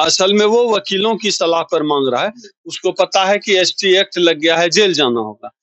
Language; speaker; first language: Hindi; native; Hindi